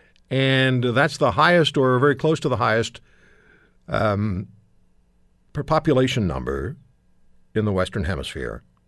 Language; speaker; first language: English; non-native, fluent; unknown